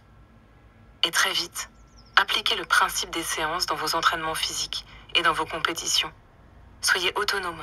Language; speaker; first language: French; native; French